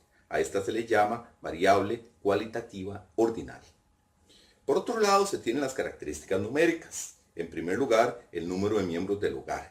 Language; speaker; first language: Spanish; native; Spanish